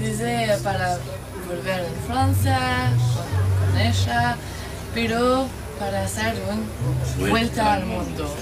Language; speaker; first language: Spanish; non-native, learner; French